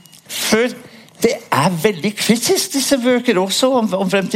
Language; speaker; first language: Norwegian; non-native, fluent; English